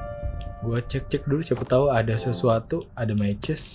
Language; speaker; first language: Indonesian; native; Indonesian